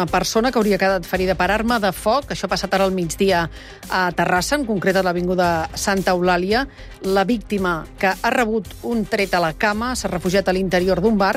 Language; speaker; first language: Catalan; native; Catalan